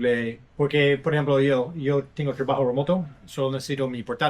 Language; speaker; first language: Spanish; non-native, learner; English